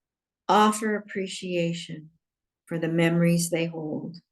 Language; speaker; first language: English; native; English